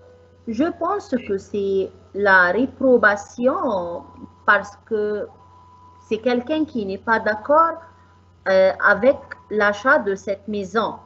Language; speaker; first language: French; non-native, fluent; Arabic